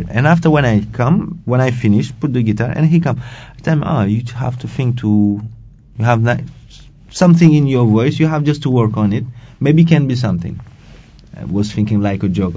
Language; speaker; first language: English; non-native, local second language; Wolof